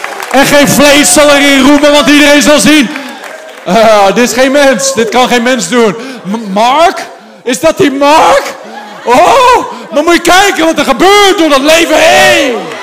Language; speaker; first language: Dutch; native; Dutch